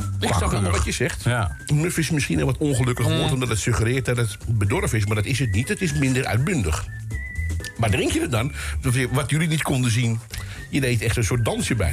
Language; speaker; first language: Dutch; native; Dutch